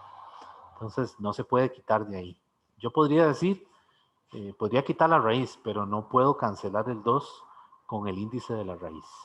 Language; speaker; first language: Spanish; native; Spanish